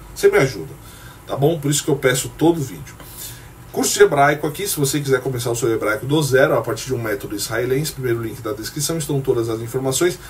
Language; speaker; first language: Portuguese; native; Portuguese